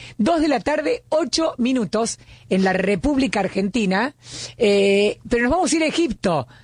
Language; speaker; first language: Spanish; native; Spanish